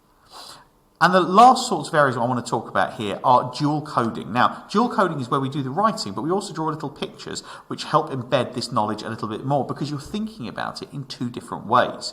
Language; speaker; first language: English; native; English